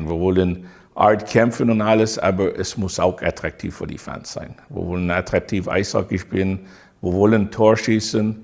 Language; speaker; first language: German; non-native, fluent; English